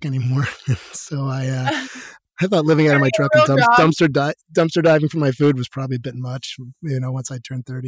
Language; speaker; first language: English; native; English